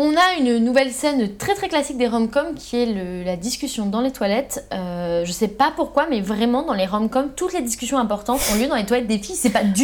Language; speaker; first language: French; native; French